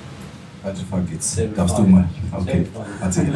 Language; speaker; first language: German; native; German